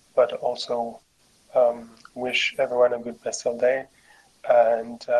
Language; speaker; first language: English; non-native, fluent; French